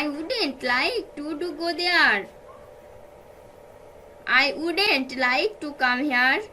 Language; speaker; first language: English; non-native, fluent; Bangla